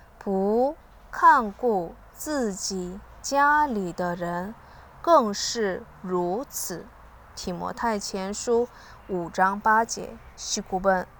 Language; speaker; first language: Chinese; non-native, learner; Korean